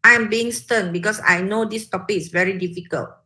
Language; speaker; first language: English; non-native, local second language; Malay